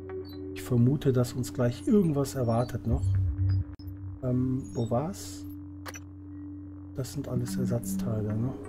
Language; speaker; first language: German; native; German